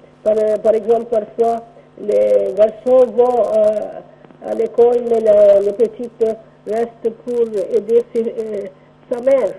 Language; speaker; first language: French; non-native, local second language; Arabic